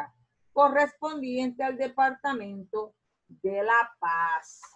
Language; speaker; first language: Spanish; non-native, fluent; Portuguese